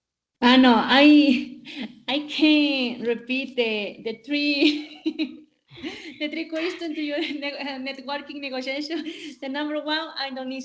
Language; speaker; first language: English; non-native, learner; Spanish